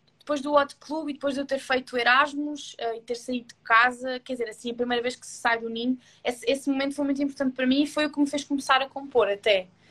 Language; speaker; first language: Portuguese; native; Portuguese